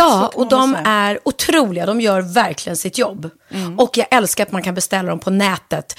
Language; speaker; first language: Swedish; native; Swedish